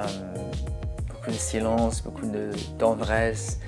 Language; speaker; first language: French; non-native, fluent; English